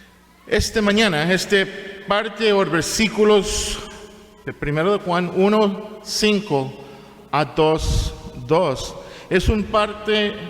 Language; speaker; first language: Spanish; non-native, fluent; English